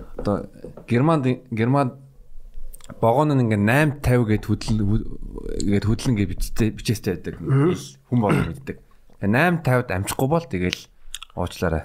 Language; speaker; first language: Mongolian; native; Mongolian